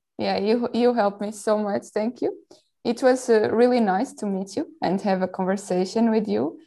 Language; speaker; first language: English; non-native, local second language; Portuguese